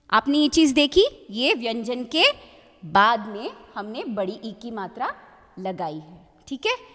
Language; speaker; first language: Hindi; native; Hindi